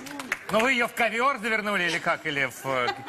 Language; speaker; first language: Russian; native; Russian